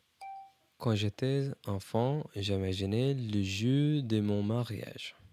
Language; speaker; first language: French; non-native, learner; English